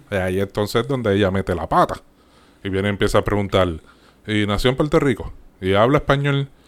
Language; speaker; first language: Spanish; native; Spanish